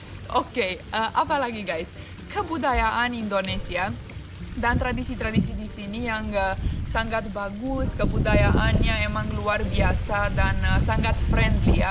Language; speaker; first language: Indonesian; non-native, fluent; Romanian